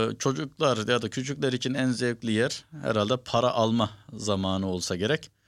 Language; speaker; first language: Turkish; early bilingual, heritage; Turkish